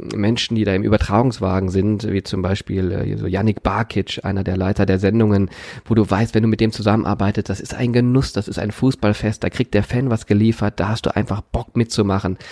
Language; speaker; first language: German; native; German